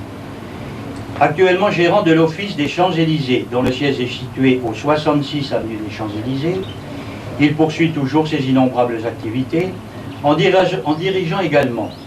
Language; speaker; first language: French; native; French